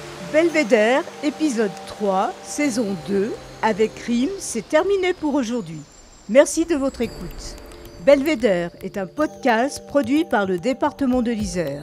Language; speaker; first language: French; native; French